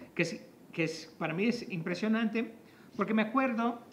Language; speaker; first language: Spanish; native; Spanish